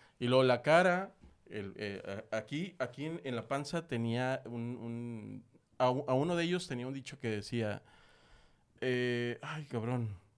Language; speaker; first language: Spanish; native; Spanish